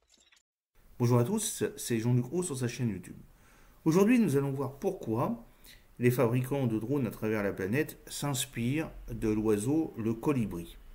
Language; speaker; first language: French; native; French